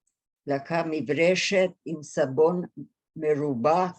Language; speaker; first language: Hebrew; non-native, fluent; Hungarian